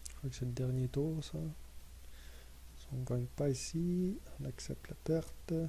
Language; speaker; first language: French; native; French